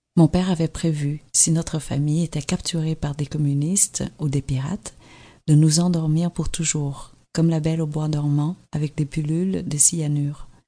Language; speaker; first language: French; early bilingual, other home language; Vietnamese